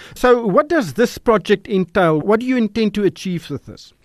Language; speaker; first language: English; non-native, local second language; Afrikaans